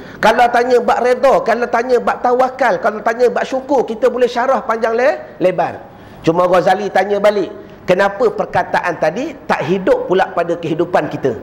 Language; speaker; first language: Malay; native; Malay